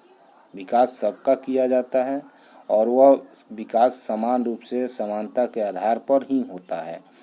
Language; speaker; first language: Hindi; native; Hindi